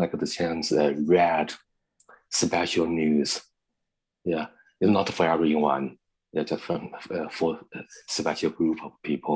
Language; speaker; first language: English; non-native, learner; Chinese